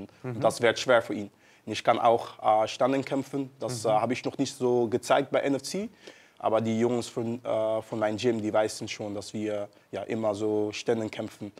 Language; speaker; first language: German; non-native, learner; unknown